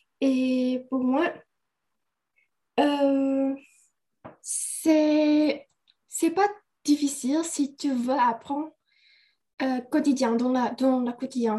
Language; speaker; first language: French; non-native, learner; Indonesian